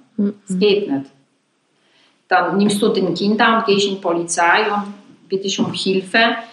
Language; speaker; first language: German; non-native, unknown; Polish